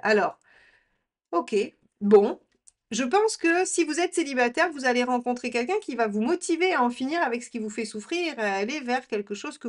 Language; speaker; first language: French; native; French